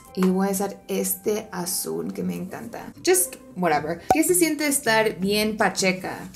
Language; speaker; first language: Spanish; early bilingual, other home language; English